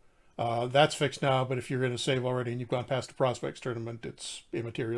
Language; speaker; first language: English; native; English